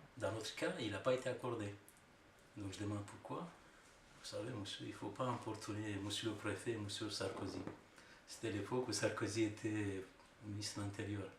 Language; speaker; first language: French; non-native, fluent; Romanian